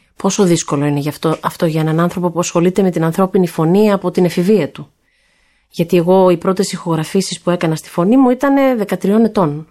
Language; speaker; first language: Greek; early bilingual, heritage; Greek